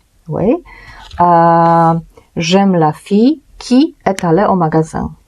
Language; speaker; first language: French; non-native, fluent; Polish